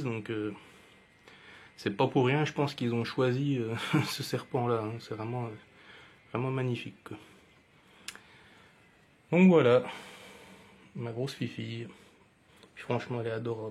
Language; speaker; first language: French; native; French